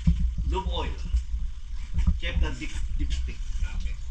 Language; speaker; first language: English; non-native, local second language; Filipino